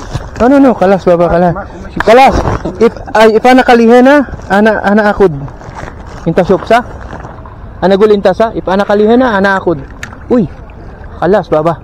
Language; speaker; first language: Arabic; non-native, learner; Filipino